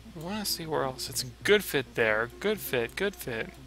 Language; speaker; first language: English; native; English